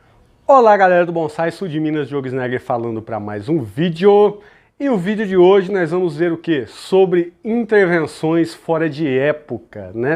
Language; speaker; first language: Portuguese; native; Portuguese